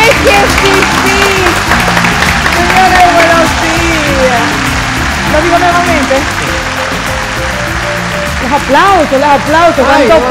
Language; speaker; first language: Spanish; native; Spanish